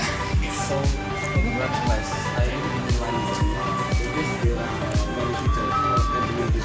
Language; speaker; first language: English; non-native, learner; Indonesian